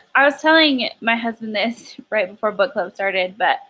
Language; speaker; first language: English; native; English